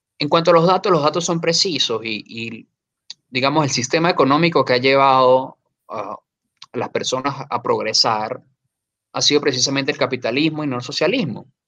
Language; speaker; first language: Spanish; native; Spanish